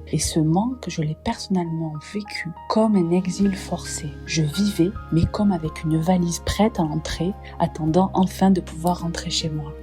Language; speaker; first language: French; native; French